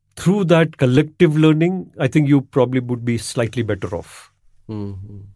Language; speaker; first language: English; non-native, local second language; Gujarati